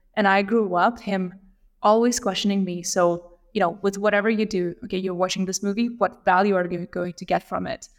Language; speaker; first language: English; non-native, fluent; Lithuanian